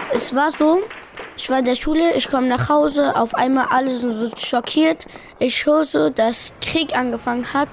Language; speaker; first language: German; early bilingual, other home language; Pashto